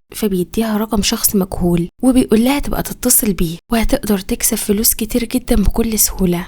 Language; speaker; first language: Arabic; native; Arabic